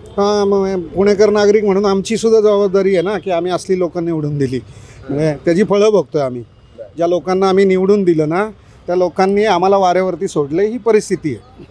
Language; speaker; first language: Marathi; native; Marathi